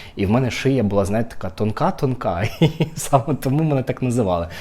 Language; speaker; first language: Ukrainian; native; Ukrainian